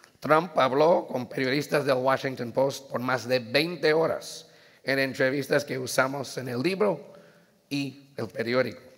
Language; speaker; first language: Spanish; early bilingual, heritage; Spanish